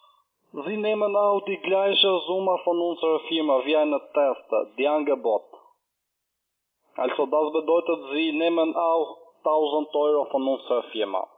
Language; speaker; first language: German; non-native, learner; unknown